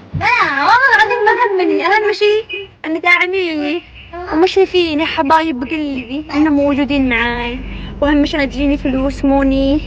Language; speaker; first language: Arabic; native; Arabic